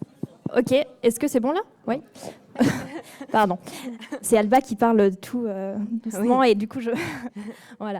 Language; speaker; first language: French; native; French